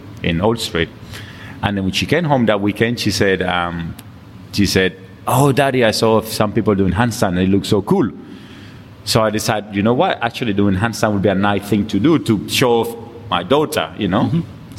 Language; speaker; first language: English; non-native, fluent; Spanish